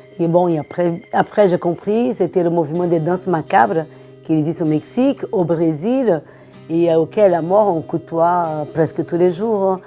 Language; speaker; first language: French; non-native, fluent; Portuguese